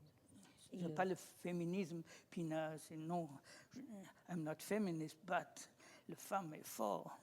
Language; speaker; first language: French; non-native, learner; German